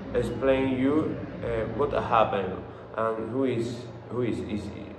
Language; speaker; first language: English; non-native, learner; Spanish